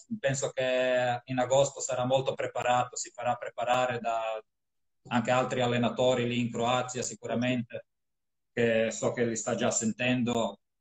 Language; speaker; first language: Italian; non-native, fluent; Croatian